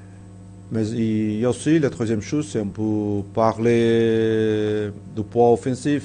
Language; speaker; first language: French; non-native, fluent; Portuguese